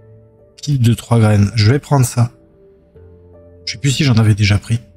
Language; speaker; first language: French; native; French